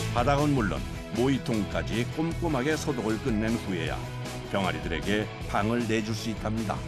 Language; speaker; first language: Korean; native; Korean